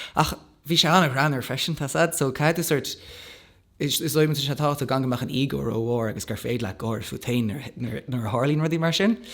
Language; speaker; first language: Irish; non-native, local second language; English